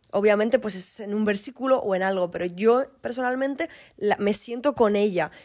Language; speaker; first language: Spanish; native; Spanish